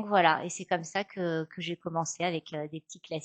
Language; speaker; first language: French; native; French